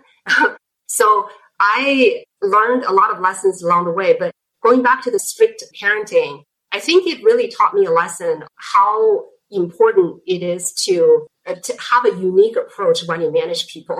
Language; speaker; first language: English; non-native, fluent; Chinese